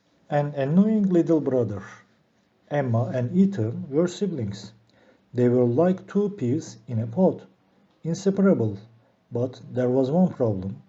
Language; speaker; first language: English; non-native, fluent; Turkish